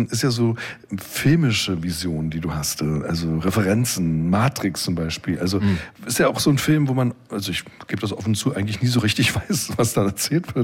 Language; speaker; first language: German; native; German